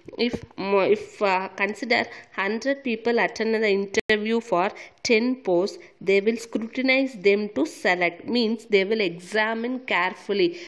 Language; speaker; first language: English; non-native, local second language; Tamil